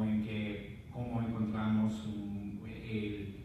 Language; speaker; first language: Spanish; non-native, fluent; English